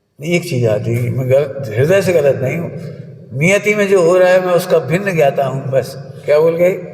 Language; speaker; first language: Hindi; native; Hindi